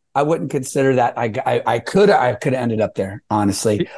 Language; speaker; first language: English; native; English